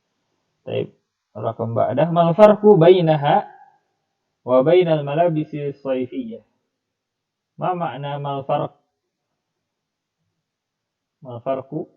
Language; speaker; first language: Arabic; non-native, fluent; Indonesian